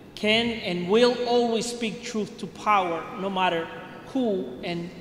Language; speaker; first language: English; non-native, fluent; Spanish